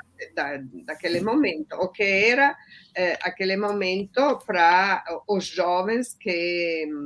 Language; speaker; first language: Portuguese; non-native, fluent; Italian